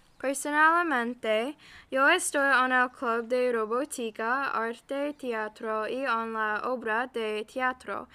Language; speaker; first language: Spanish; non-native, learner; English